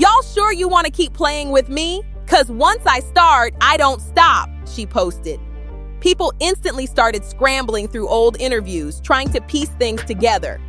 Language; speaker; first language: English; native; English